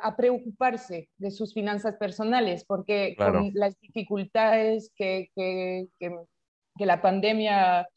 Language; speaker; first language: Spanish; non-native, fluent; French